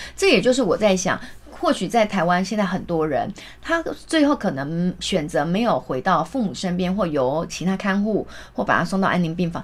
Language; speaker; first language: Chinese; native; Chinese